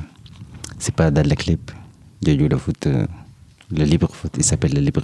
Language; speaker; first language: French; non-native, learner; Arabic